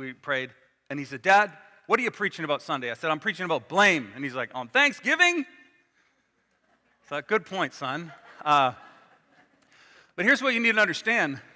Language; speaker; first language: English; native; English